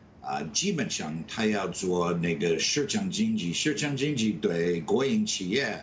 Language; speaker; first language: Chinese; non-native, fluent; English